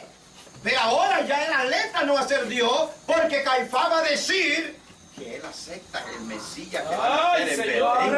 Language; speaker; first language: Spanish; native; Spanish